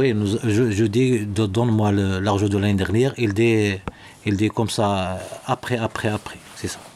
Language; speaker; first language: French; non-native, learner; Arabic